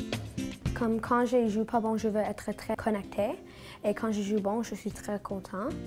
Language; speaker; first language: French; non-native, local second language; English